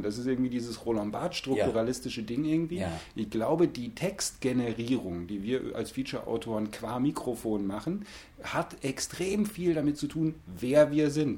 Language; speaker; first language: German; native; German